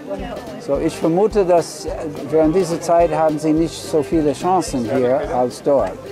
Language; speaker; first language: German; non-native, learner; English